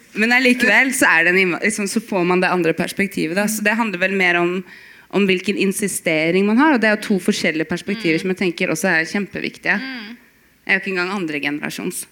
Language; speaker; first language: Norwegian; native; Norwegian